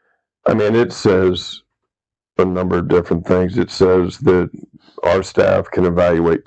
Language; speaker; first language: English; native; English